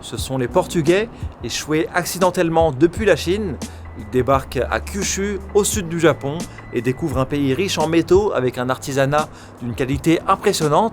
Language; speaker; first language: French; native; French